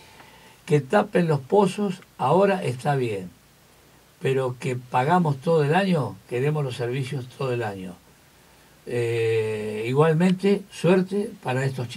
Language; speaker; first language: Spanish; native; Spanish